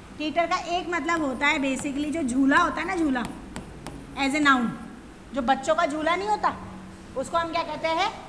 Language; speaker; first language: Hindi; native; Hindi